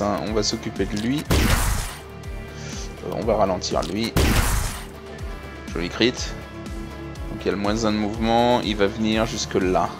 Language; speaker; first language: French; native; French